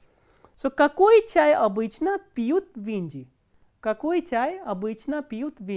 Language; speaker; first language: Russian; non-native, fluent; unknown